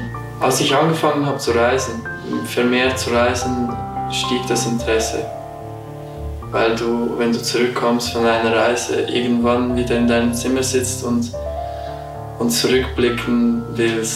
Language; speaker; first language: German; early bilingual, other home language; Russian